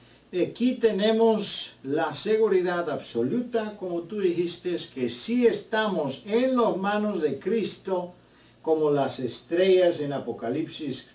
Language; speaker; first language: Spanish; non-native, fluent; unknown